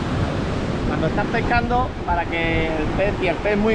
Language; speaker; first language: Spanish; native; Spanish